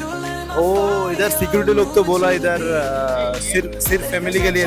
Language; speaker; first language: Hindi; non-native, learner; Bangla